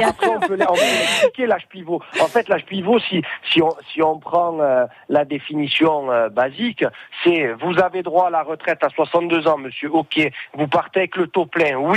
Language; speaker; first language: French; native; French